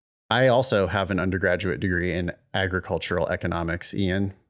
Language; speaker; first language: English; native; English